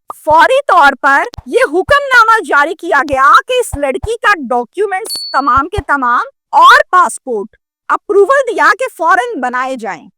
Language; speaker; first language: Urdu; native; Urdu